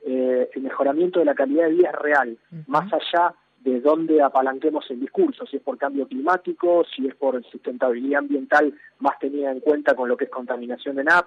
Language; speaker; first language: Spanish; native; Spanish